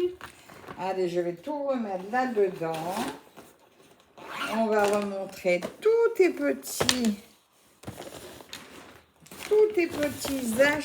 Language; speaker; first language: French; native; French